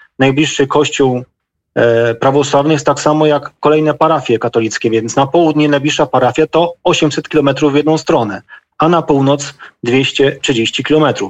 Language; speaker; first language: Polish; native; Polish